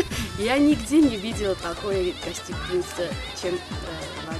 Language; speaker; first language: Russian; non-native, fluent; Armenian